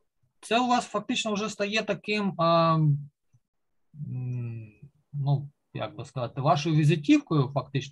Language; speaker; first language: Ukrainian; native; Ukrainian